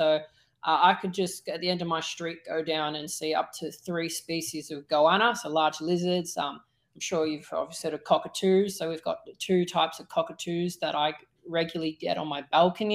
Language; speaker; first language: English; native; English